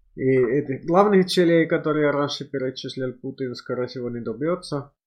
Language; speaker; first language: Russian; non-native, fluent; Finnish